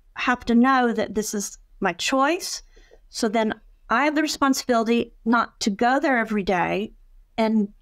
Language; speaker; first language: English; native; English